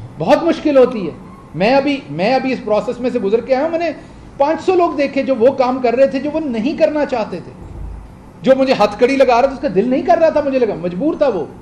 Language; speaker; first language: Urdu; non-native, local second language; Punjabi